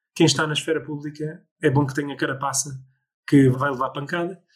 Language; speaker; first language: Portuguese; early bilingual, other home language; English